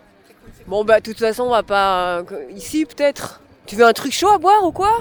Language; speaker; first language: French; native; French